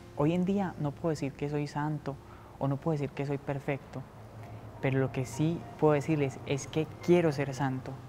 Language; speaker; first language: Spanish; native; Spanish